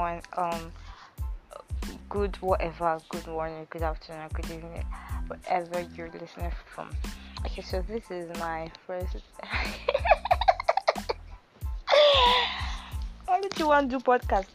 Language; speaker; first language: English; non-native, local second language; Ibibio